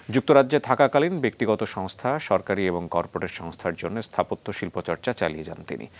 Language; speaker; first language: Bangla; native; Bangla